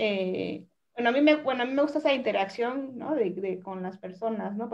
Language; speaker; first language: Spanish; native; Spanish